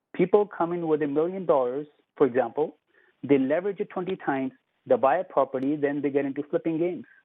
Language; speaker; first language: English; non-native, local second language; Punjabi